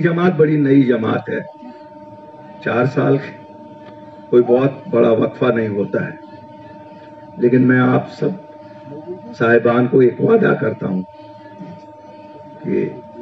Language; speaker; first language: Hindi; non-native, local second language; Kashmiri